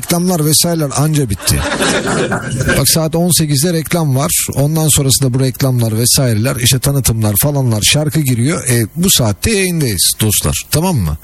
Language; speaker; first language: Turkish; native; Turkish